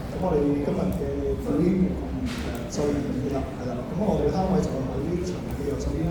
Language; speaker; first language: Cantonese; native; Cantonese